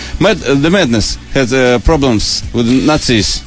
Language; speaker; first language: English; non-native, learner; Russian